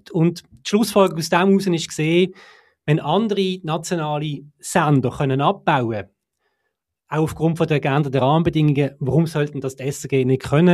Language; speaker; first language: German; native; German